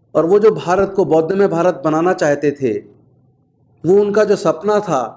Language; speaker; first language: Hindi; native; Hindi